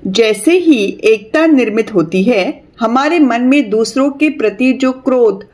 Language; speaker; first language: Hindi; non-native, local second language; Marathi